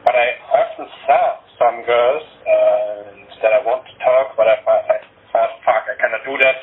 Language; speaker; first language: English; non-native, learner; German